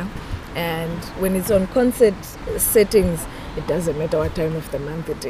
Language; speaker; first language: English; non-native, local second language; Shona